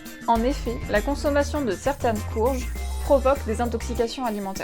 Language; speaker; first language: French; native; French